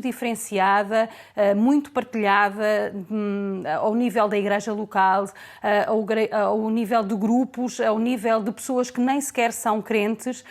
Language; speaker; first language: Portuguese; native; Portuguese